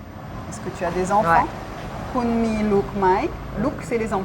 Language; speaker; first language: French; native; French